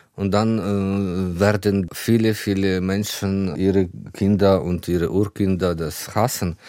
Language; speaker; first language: German; non-native, fluent; Ukrainian